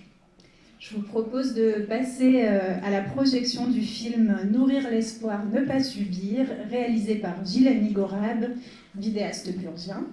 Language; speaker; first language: French; native; French